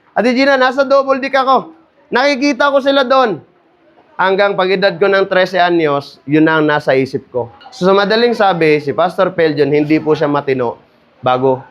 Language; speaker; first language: Filipino; non-native, local second language; Cebuano